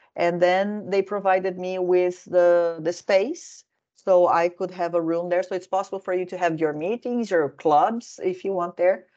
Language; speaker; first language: English; non-native, fluent; Portuguese